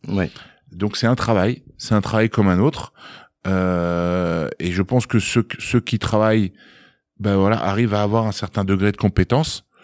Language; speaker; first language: French; native; French